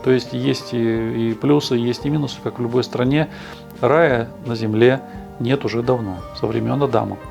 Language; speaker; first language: Russian; native; Russian